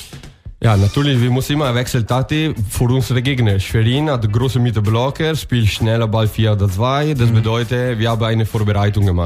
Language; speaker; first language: German; non-native, learner; Italian